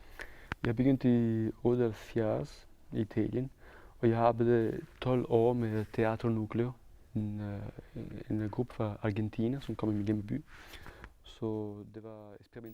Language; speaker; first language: Danish; non-native, fluent; Italian